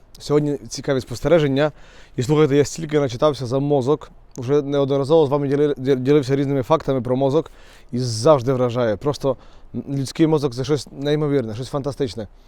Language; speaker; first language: Ukrainian; native; Ukrainian